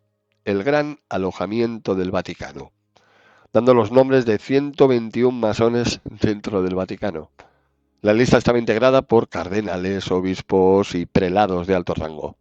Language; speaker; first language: Spanish; native; Spanish